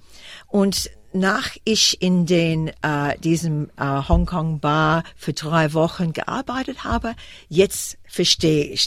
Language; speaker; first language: German; non-native, fluent; English